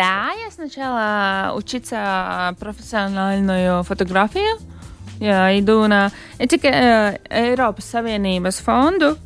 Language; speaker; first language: Russian; non-native, local second language; Latvian